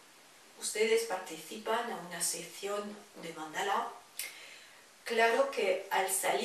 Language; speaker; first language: Spanish; non-native, fluent; French